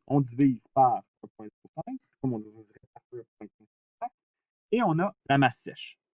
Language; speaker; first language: French; native; French